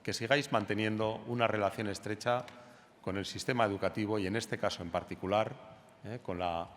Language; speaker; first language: Spanish; native; Spanish